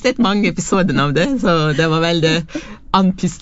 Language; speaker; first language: Norwegian; non-native, fluent; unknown